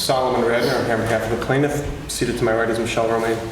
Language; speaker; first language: English; native; English